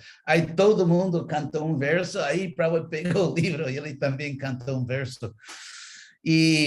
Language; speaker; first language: Portuguese; non-native, fluent; English